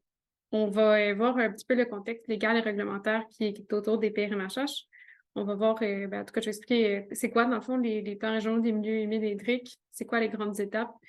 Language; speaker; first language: French; native; French